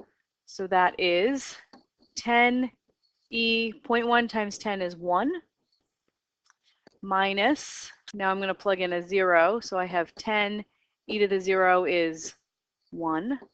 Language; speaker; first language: English; native; English